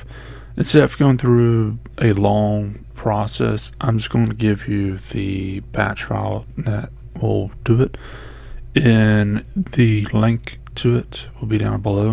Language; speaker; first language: English; native; English